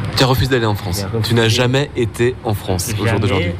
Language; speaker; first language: French; native; French